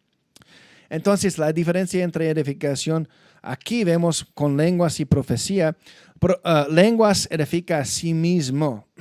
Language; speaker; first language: Spanish; non-native, fluent; English